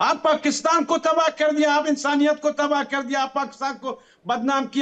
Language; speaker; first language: Hindi; non-native, fluent; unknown